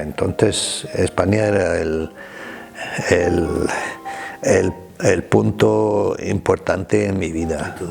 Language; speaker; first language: Spanish; non-native, fluent; German